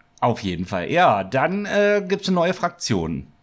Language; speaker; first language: German; native; German